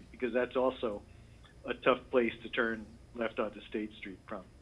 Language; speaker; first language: English; native; English